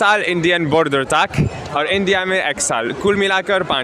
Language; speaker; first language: Hindi; non-native, learner; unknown